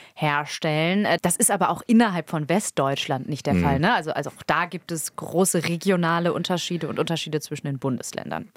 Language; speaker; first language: German; native; German